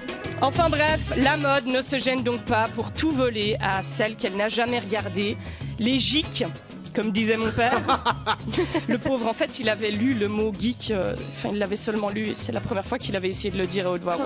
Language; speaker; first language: French; native; French